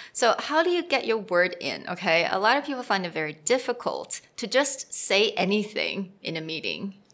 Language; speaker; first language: English; non-native, fluent; Chinese